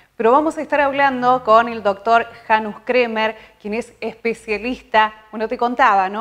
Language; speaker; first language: Spanish; native; Spanish